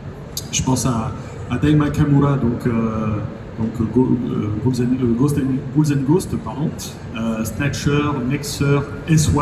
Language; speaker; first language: French; native; French